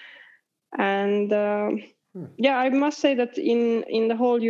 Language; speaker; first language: English; non-native, fluent; Hungarian